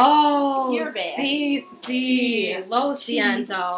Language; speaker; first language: Spanish; non-native, learner; English